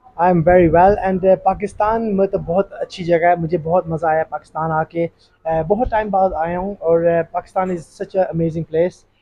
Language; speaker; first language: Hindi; early bilingual, heritage; Urdu